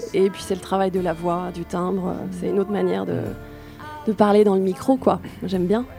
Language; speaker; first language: French; native; French